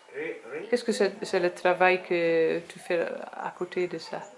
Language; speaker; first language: French; non-native, learner; Dutch